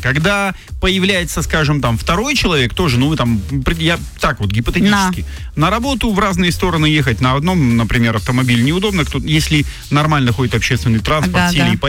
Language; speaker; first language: Russian; native; Russian